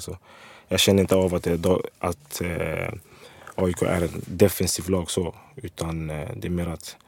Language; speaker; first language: Swedish; early bilingual, other home language; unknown